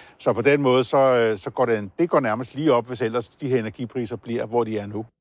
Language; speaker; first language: Danish; native; Danish